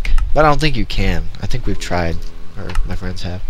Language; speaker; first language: English; native; English